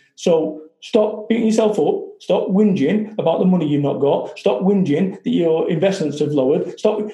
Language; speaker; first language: English; native; English